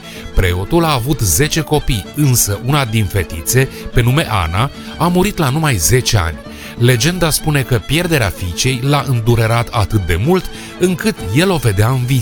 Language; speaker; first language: Romanian; native; Romanian